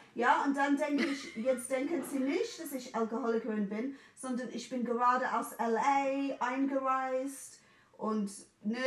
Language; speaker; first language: German; non-native, fluent; English